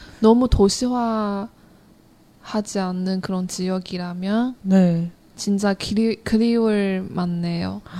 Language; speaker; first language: Korean; non-native, learner; Chinese